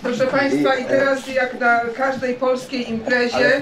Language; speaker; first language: Polish; native; Polish